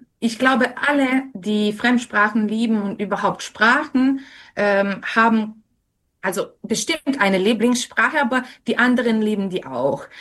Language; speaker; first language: German; non-native, fluent; Serbian